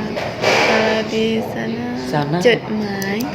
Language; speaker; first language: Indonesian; non-native, learner; Malay